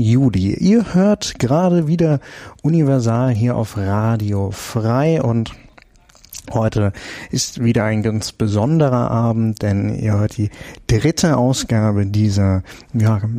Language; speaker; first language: German; native; German